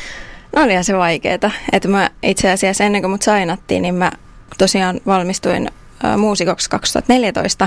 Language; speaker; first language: Finnish; native; Finnish